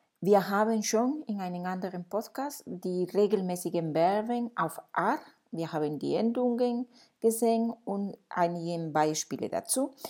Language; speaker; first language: German; non-native, fluent; Spanish